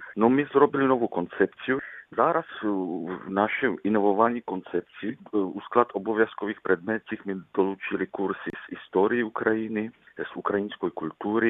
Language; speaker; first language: Ukrainian; non-native, fluent; Czech